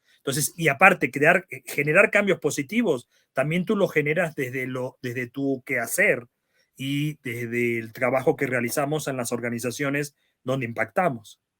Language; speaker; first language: Spanish; native; Spanish